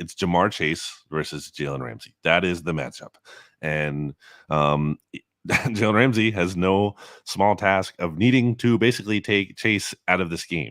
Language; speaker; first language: English; native; English